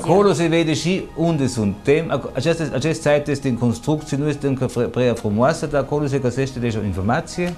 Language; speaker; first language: Romanian; non-native, fluent; German